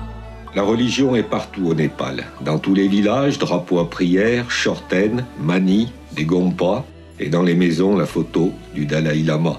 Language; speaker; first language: French; native; French